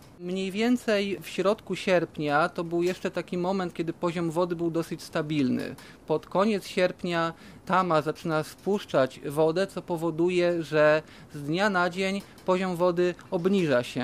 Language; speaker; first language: Polish; native; Polish